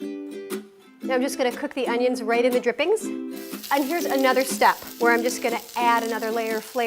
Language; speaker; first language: English; native; English